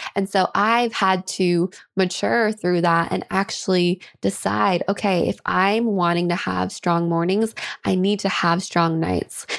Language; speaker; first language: English; native; English